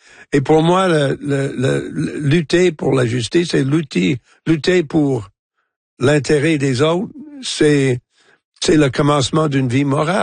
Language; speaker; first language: French; non-native, local second language; English